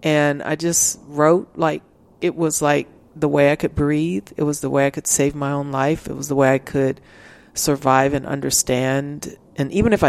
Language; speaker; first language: English; native; English